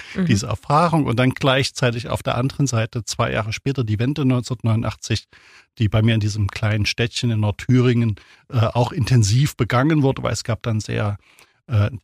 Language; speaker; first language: German; native; German